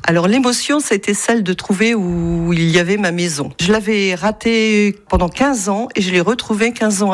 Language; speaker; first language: French; native; French